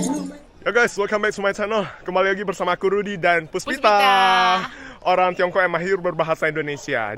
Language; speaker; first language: Indonesian; non-native, fluent; Chinese